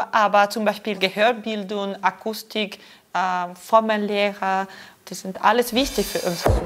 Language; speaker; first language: German; non-native, fluent; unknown